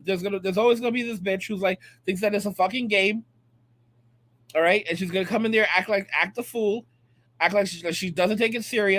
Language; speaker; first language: English; native; English